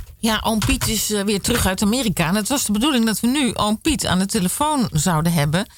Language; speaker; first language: Dutch; native; Dutch